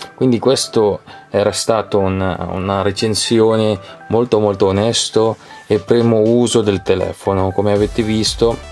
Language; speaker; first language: Italian; non-native, fluent; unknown